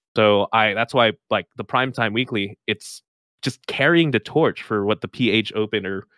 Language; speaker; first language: English; non-native, local second language; Filipino